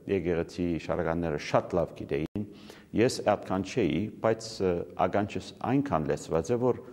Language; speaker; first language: Armenian; early bilingual, heritage; Arabic